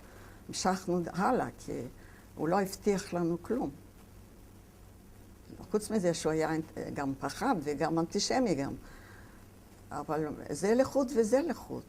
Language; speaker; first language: Hebrew; non-native, fluent; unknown